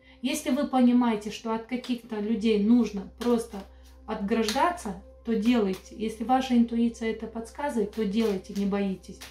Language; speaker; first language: Russian; non-native, local second language; Romanian